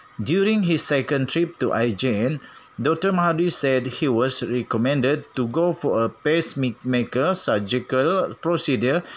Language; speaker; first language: English; non-native, local second language; Malay